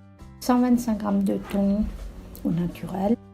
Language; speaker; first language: French; native; French